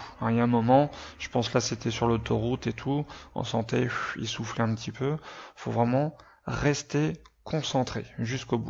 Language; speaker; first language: French; native; French